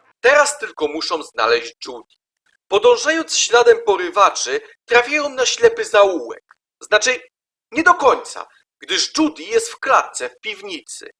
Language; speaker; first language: Polish; native; Polish